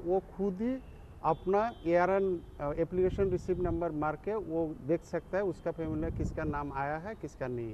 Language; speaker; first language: Urdu; non-native, local second language; Bangla